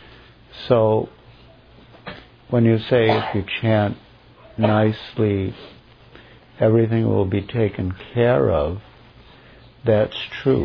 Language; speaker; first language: English; native; English